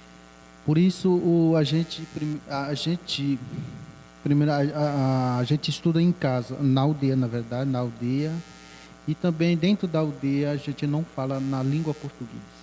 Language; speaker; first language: Portuguese; non-native, local second language; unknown